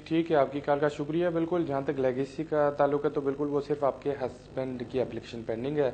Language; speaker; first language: Urdu; native; Urdu